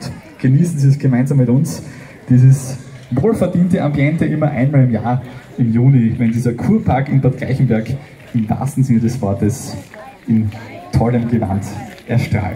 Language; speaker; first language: German; native; German